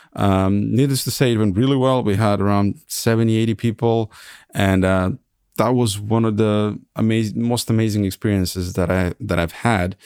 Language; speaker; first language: English; non-native, fluent; Serbian